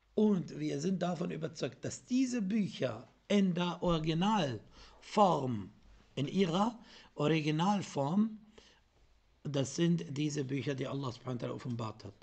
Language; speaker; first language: German; non-native, fluent; Arabic